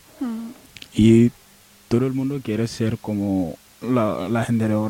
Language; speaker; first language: Spanish; non-native, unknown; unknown